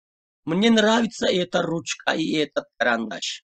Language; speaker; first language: Russian; non-native, fluent; Turkish